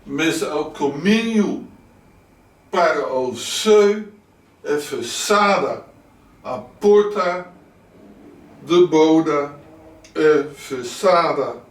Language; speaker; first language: Portuguese; non-native, learner; Dutch